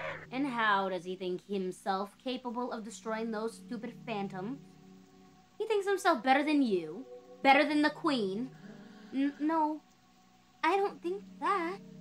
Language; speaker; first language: English; native; English